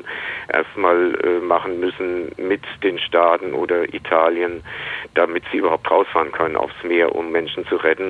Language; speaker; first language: German; native; German